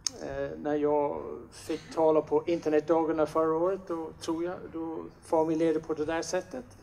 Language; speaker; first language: Swedish; non-native, fluent; English